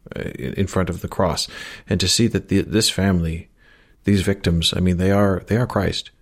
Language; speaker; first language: English; native; English